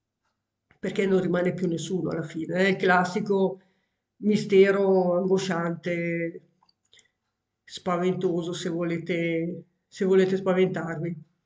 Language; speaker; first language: Italian; native; Italian